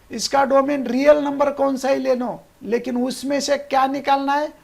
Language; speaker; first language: Hindi; non-native, local second language; Marathi